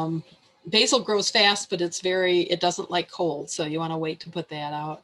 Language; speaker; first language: English; native; English